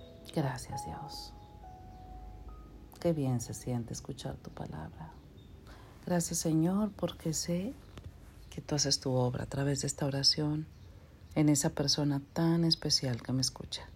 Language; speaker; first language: Spanish; native; Spanish